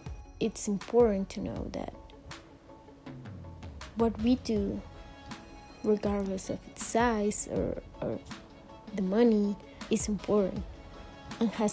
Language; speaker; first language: English; non-native, fluent; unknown